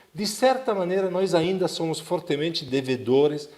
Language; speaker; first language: Portuguese; non-native, fluent; Italian